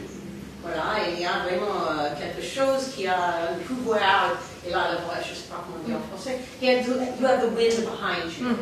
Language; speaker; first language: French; non-native, fluent; English